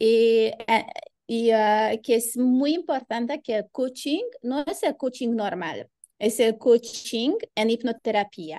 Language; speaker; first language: Spanish; non-native, learner; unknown